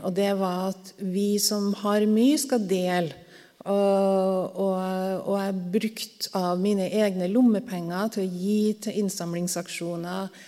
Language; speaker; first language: Norwegian; native; Norwegian